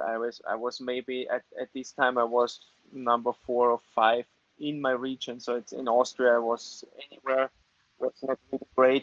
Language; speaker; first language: English; non-native, fluent; German